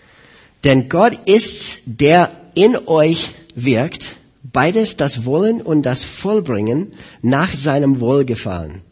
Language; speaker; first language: German; non-native, fluent; English